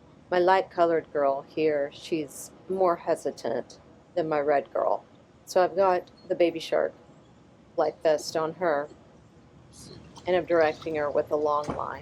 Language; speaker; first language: English; native; English